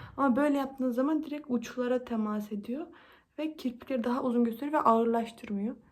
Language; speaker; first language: Turkish; native; Turkish